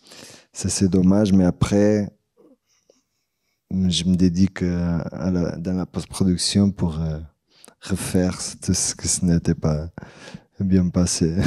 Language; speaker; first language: French; non-native, fluent; Portuguese